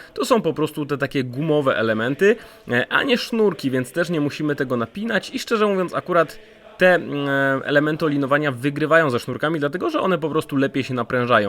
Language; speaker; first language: Polish; native; Polish